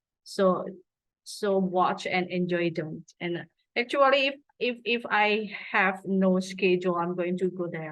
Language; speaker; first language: English; non-native, fluent; Indonesian